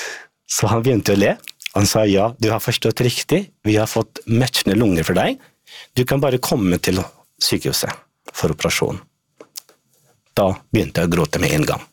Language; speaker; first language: Norwegian; non-native, fluent; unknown